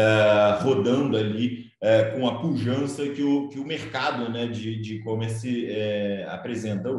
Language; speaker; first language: Portuguese; native; Portuguese